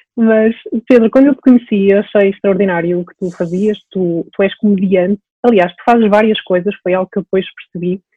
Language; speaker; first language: Portuguese; native; Portuguese